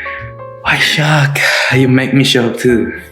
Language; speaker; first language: English; non-native, learner; Indonesian